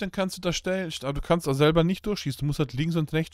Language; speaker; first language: German; native; German